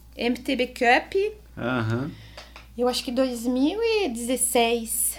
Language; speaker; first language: Portuguese; non-native, fluent; French